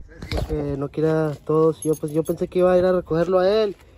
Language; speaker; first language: Spanish; early bilingual, heritage; Spanish